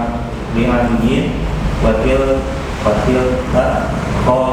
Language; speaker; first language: Arabic; non-native, learner; Indonesian